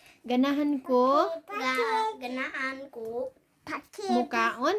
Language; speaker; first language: Cebuano; non-native, learner; English